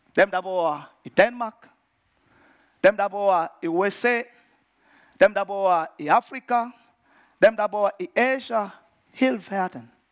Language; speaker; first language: Danish; non-native, fluent; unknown